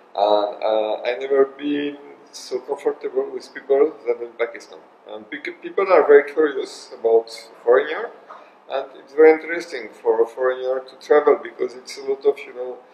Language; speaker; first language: English; non-native, learner; French